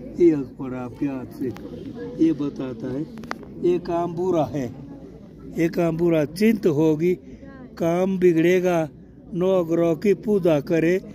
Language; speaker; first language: Hindi; native; Hindi